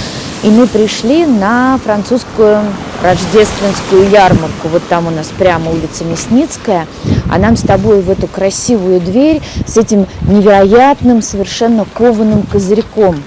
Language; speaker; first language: Russian; native; Russian